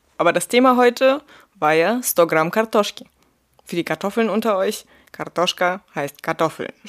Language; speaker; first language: German; early bilingual, other home language; Russian